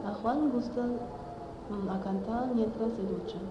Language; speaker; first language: Spanish; non-native, learner; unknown